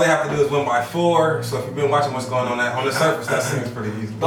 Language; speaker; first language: English; native; English